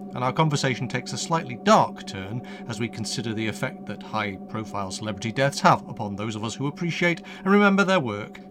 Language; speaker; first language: English; native; English